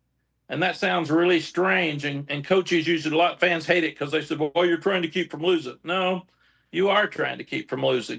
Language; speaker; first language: English; native; English